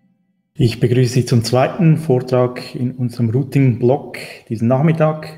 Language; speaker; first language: German; native; German